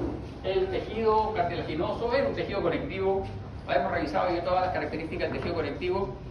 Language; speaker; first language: Spanish; native; Spanish